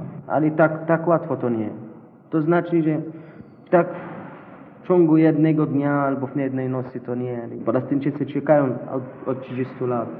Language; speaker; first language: Polish; non-native, learner; Arabic